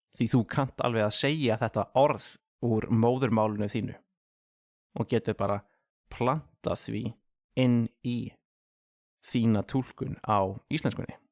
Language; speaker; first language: Icelandic; native; Icelandic